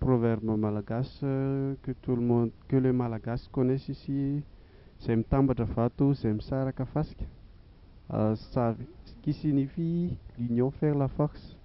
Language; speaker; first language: French; non-native, local second language; Malagasy